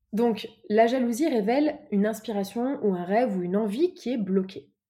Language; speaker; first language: French; native; French